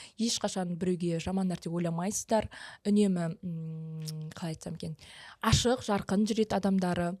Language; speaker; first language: Kazakh; early bilingual, heritage; Kazakh